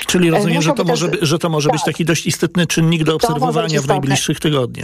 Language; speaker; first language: Polish; native; Polish